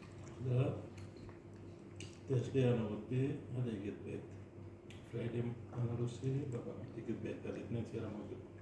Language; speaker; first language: Arabic; non-native, learner; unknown